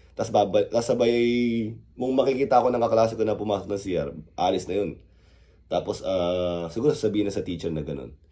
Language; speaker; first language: Filipino; early bilingual, other home language; Korean